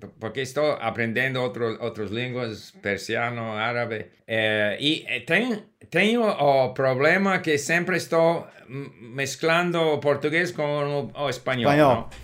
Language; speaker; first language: Portuguese; non-native, learner; English